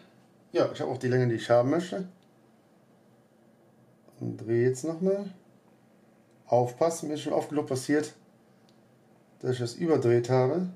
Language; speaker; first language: German; native; German